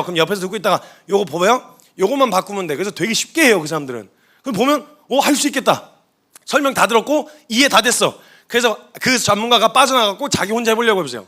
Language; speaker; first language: Korean; native; Korean